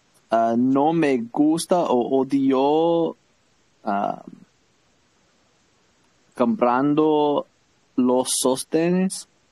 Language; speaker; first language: Spanish; non-native, learner; English